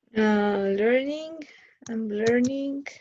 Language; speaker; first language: English; non-native, learner; Spanish